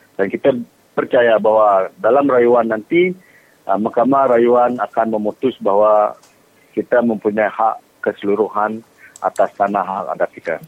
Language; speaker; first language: Malay; non-native, local second language; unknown